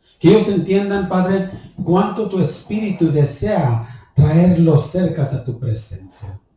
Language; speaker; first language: Spanish; early bilingual, heritage; Spanish